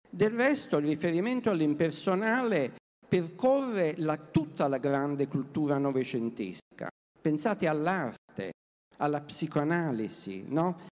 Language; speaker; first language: Italian; native; Italian